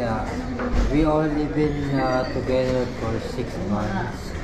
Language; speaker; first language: English; non-native, local second language; Filipino